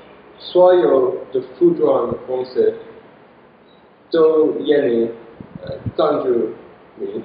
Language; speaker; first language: Chinese; non-native, learner; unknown